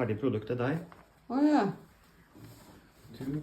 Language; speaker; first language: Norwegian; non-native, learner; Thai